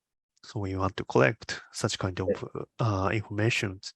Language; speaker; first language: English; non-native, learner; Japanese